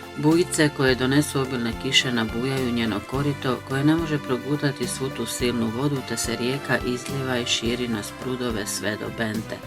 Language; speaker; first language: Bosnian; early bilingual, heritage; Croatian